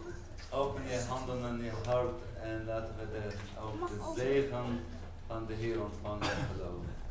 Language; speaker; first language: Dutch; non-native, fluent; Arabic